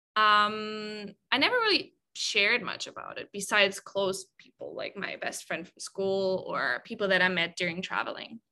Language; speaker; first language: English; non-native, fluent; German